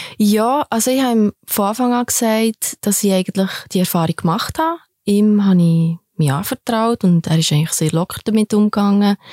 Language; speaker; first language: German; early bilingual, other home language; Albanian